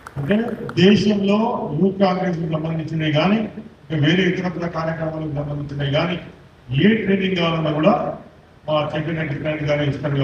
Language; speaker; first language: Telugu; non-native, local second language; Urdu